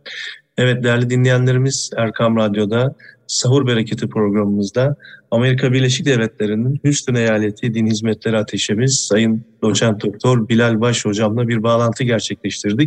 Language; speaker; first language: Turkish; native; Turkish